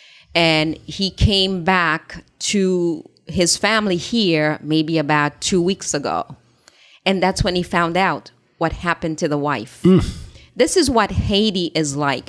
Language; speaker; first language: English; non-native, fluent; Haitian Creole